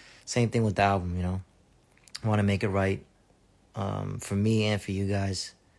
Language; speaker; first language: English; early bilingual, other home language; Korean